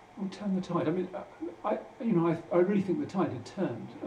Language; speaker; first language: English; native; English